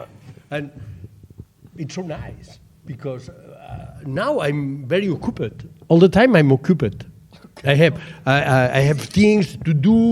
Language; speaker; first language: English; non-native, learner; Catalan